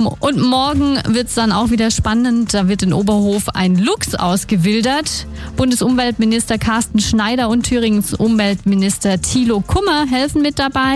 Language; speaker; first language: German; native; German